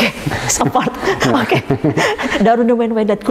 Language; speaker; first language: Dutch; non-native, learner; Indonesian